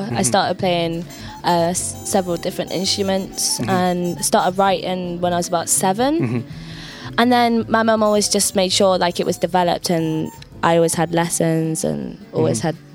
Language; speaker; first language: English; native; English